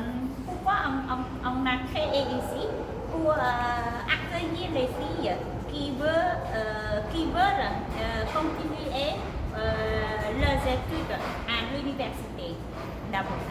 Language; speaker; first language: French; non-native, learner; Khmer